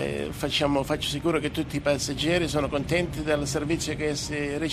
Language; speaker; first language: Italian; native; Italian